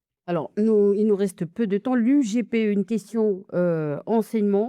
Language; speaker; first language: French; native; French